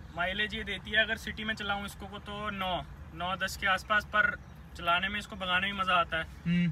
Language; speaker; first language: Hindi; native; Hindi